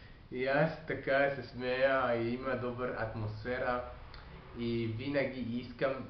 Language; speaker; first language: Bulgarian; non-native, learner; French